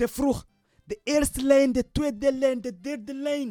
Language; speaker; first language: Dutch; non-native, learner; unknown